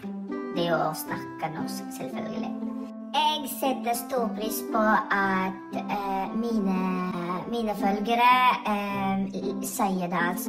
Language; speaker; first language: Norwegian; non-native, fluent; Iloko